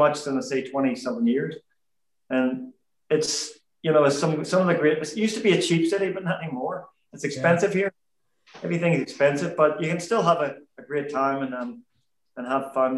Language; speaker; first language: English; native; English